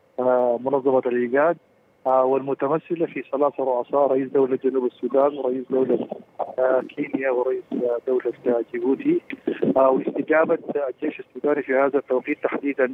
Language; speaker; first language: Arabic; native; Arabic